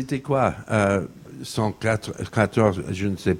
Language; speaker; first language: French; non-native, fluent; English